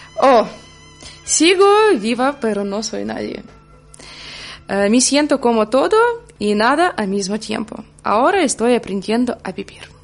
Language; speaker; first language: Spanish; non-native, learner; Ukrainian